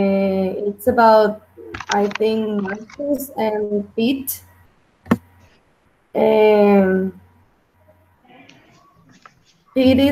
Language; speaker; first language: English; non-native, learner; Spanish